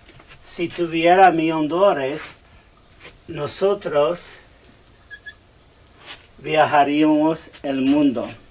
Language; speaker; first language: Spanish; non-native, learner; English